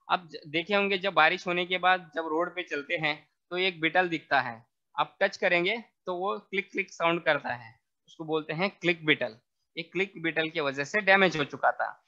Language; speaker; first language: Hindi; non-native, local second language; Marathi